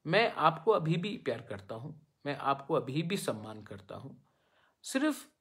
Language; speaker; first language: Hindi; non-native, local second language; Bangla